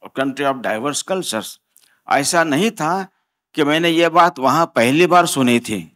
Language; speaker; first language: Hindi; non-native, local second language; Marathi